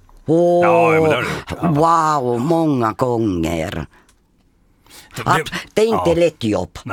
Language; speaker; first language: Swedish; non-native, fluent; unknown